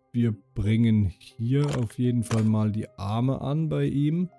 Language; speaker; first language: German; native; German